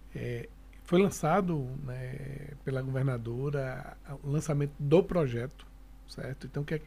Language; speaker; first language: Portuguese; native; Portuguese